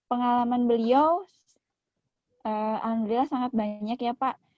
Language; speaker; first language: Indonesian; native; Indonesian